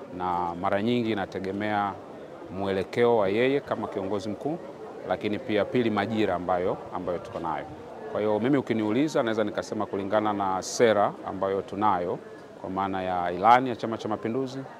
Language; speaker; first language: Swahili; native; Swahili